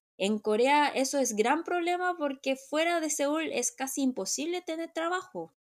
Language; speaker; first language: Spanish; non-native, fluent; Korean